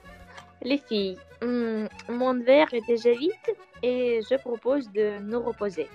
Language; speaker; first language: French; non-native, learner; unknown